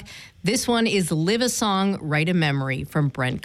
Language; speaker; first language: English; native; English